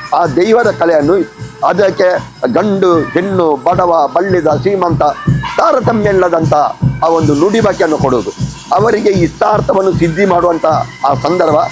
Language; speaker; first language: Kannada; non-native, local second language; Tulu